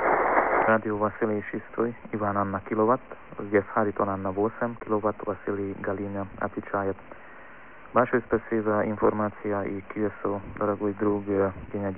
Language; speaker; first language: Russian; non-native, learner; Hungarian